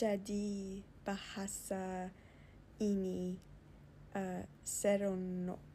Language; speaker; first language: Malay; non-native, learner; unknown